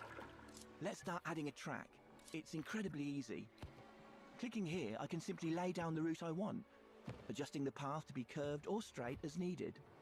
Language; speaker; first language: English; native; English